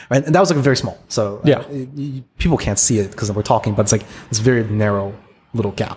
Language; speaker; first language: English; native; English